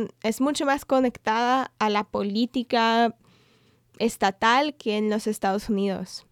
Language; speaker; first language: Spanish; non-native, fluent; English